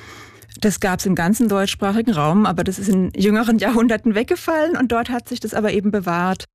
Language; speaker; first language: German; native; German